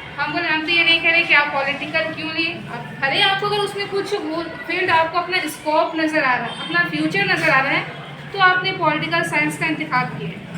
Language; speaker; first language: Urdu; native; Urdu